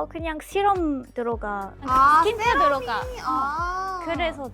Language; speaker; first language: Korean; non-native, learner; French